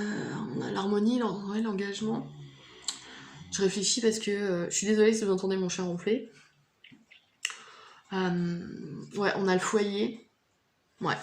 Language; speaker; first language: French; native; French